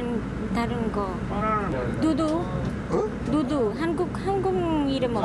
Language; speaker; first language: Korean; non-native, learner; Vietnamese